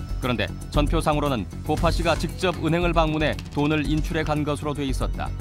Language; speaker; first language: Korean; native; Korean